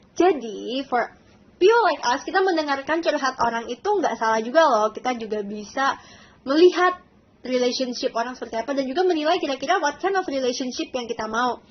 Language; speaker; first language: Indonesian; native; Indonesian